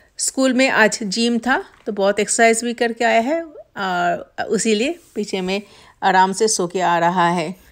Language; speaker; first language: Hindi; non-native, local second language; Bangla